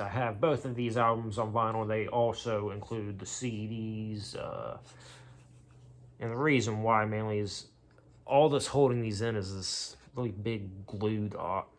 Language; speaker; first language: English; native; English